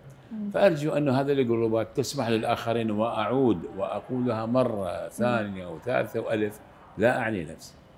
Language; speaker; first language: Arabic; native; Arabic